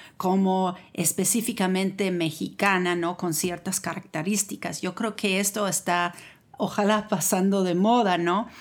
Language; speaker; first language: Spanish; non-native, fluent; English